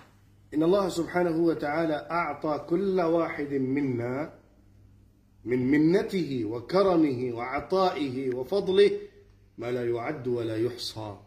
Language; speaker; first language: Arabic; non-native, fluent; Urdu